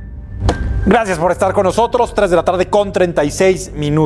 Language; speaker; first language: Spanish; native; Spanish